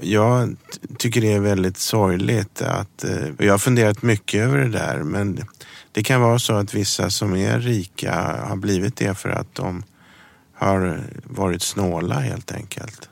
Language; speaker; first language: Swedish; early bilingual, other home language; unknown